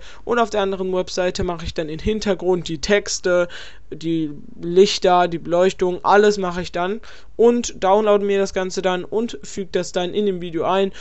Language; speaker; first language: German; native; German